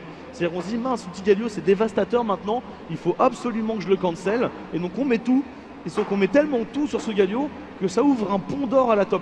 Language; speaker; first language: French; native; French